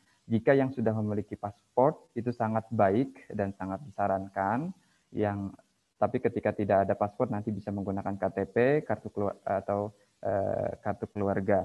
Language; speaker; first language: Indonesian; native; Indonesian